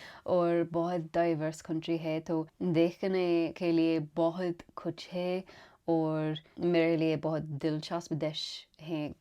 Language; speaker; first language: Hindi; non-native, learner; English